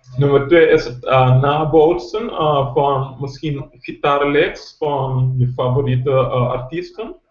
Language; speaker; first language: Dutch; non-native, local second language; Papiamento